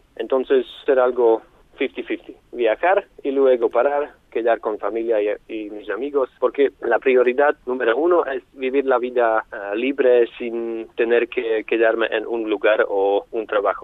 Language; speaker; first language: Spanish; non-native, fluent; Slovak